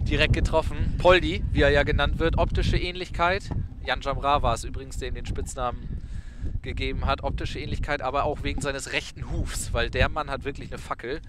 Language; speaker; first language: German; native; German